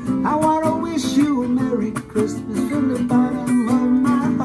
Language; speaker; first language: English; native; English